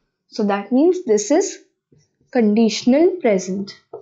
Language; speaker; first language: English; non-native, local second language; Hindi